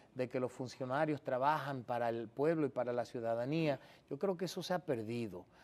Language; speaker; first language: Spanish; early bilingual, heritage; Spanish